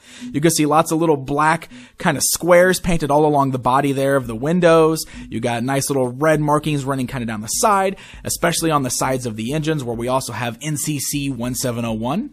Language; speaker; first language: English; native; English